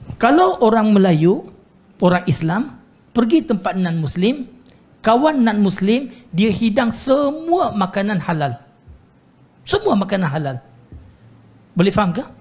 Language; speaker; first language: Malay; non-native, local second language; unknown